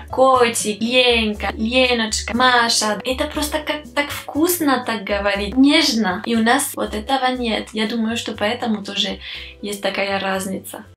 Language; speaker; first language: Russian; non-native, fluent; French